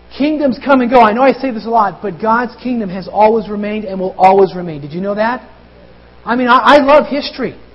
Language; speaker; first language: English; native; English